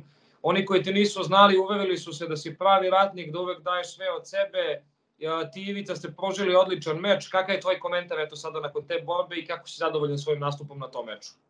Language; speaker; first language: Serbian; native; Serbian